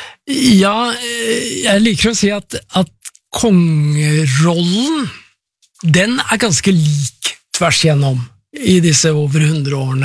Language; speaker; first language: Norwegian; native; Norwegian